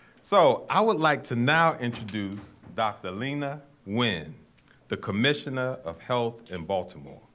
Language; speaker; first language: English; native; English